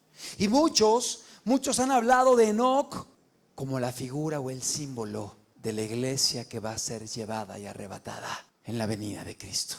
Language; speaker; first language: Spanish; native; Spanish